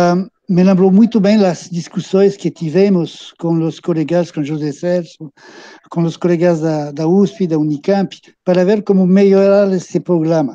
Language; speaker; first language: Portuguese; non-native, fluent; French